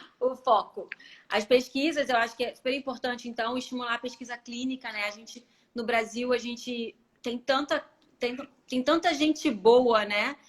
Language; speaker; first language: Portuguese; native; Portuguese